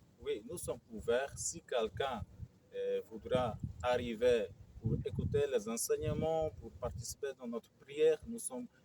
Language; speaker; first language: French; non-native, fluent; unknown